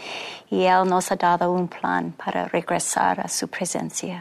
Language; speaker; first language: Spanish; non-native, fluent; English